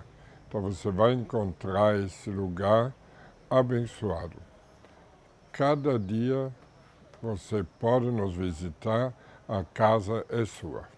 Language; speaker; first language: Portuguese; non-native, fluent; German